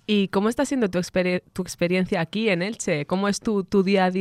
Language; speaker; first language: Spanish; native; Spanish